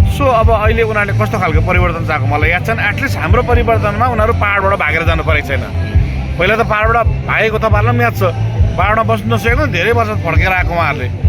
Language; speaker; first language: Nepali; native; Nepali